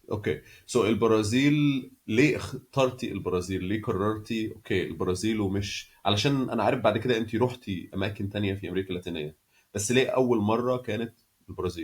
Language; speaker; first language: Arabic; native; Arabic